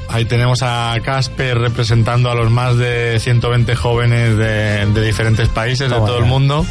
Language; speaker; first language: Spanish; native; Spanish